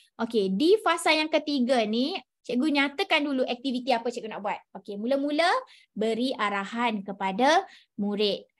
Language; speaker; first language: Malay; native; Malay